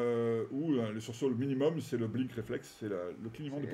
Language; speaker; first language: French; native; French